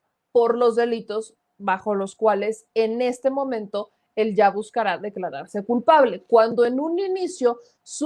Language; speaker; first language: Spanish; native; Spanish